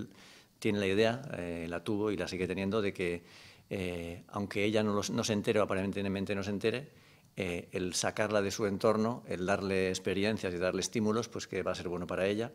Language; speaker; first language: Spanish; native; Spanish